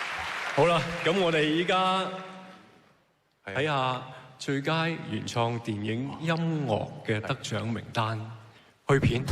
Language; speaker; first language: Cantonese; native; Cantonese